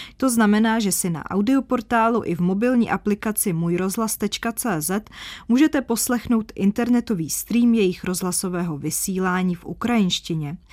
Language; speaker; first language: Czech; native; Czech